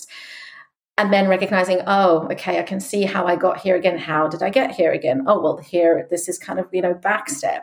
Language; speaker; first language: English; native; English